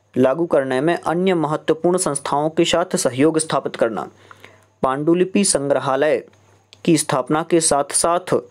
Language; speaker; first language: Hindi; native; Hindi